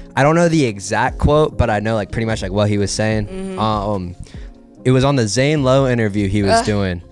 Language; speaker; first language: English; native; English